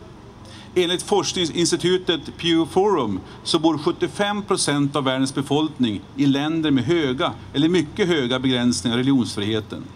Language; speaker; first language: Swedish; native; Swedish